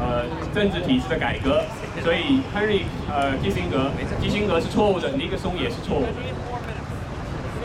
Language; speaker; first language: Chinese; native; Chinese